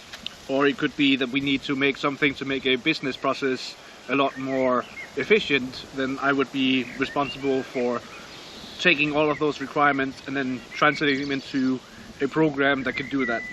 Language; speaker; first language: English; non-native, fluent; Danish